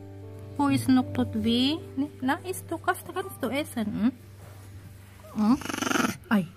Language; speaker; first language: German; non-native, learner; Filipino